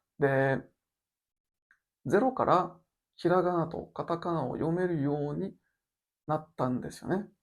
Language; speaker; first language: Japanese; non-native, learner; French